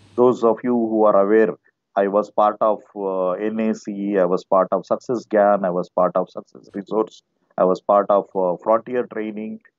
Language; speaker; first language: English; non-native, local second language; Telugu